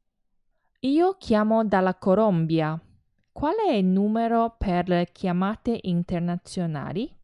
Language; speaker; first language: Italian; non-native, fluent; Chinese